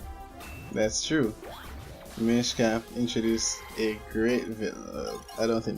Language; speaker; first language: English; native; English